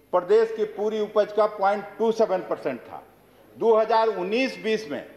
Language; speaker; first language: Hindi; native; Hindi